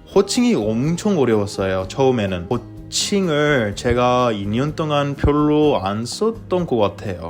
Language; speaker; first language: Korean; non-native, fluent; English